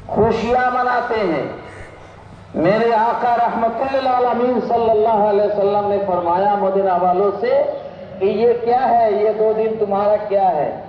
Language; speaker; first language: Hindi; non-native, local second language; Bangla